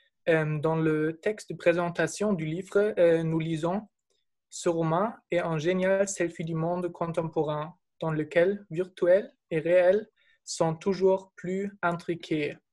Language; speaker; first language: French; non-native, fluent; German